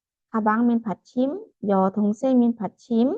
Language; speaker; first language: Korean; non-native, fluent; Khmer